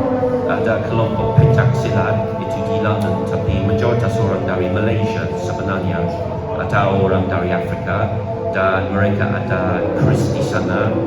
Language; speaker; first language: Indonesian; non-native, learner; English